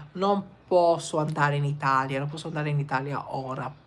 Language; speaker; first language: Italian; non-native, learner; English